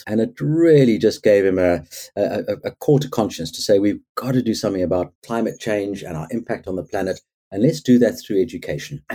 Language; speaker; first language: English; native; English